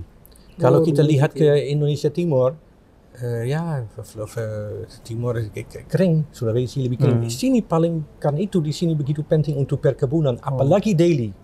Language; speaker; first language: Indonesian; non-native, fluent; Dutch